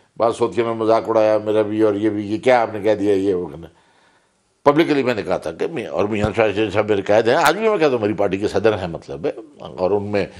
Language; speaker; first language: Urdu; native; Urdu